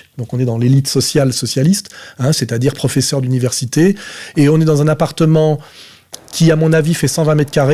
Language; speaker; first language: French; native; French